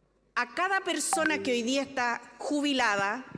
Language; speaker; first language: Spanish; native; Spanish